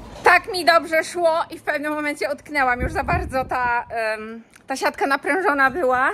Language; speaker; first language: Polish; native; Polish